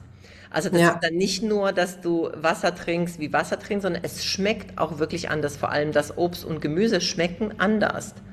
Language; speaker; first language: German; native; German